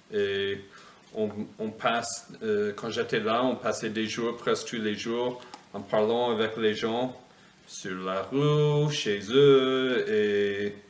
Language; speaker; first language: French; non-native, fluent; English